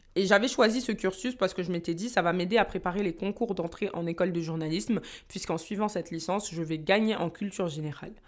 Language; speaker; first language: French; native; French